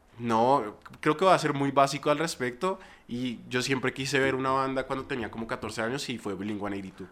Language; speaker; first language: Spanish; native; Spanish